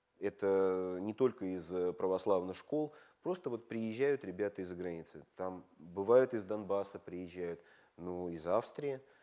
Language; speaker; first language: Russian; native; Russian